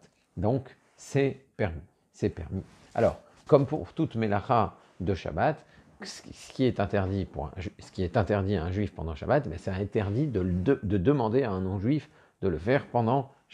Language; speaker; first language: French; native; French